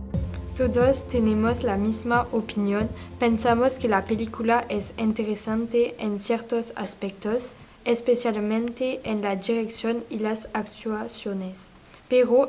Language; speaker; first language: Spanish; non-native, learner; French